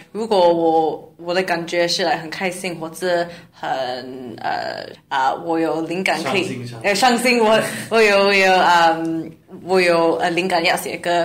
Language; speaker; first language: Chinese; non-native, learner; English